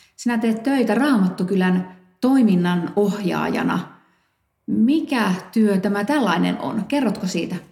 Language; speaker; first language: Finnish; native; Finnish